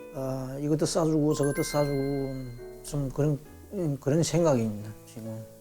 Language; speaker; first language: Korean; early bilingual, heritage; Korean